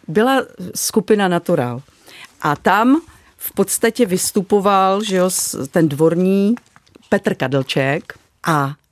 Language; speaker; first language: Czech; native; Czech